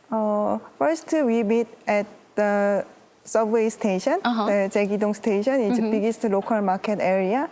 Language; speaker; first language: English; non-native, learner; Korean